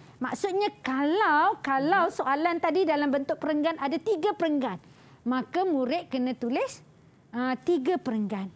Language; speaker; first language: Malay; native; Malay